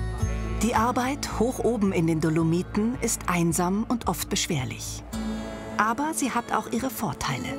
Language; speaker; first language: German; native; German